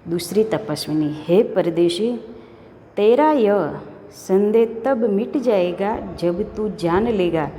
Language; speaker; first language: Hindi; non-native, local second language; Gujarati